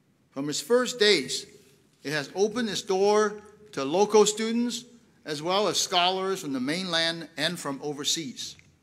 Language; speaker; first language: English; non-native, local second language; Cantonese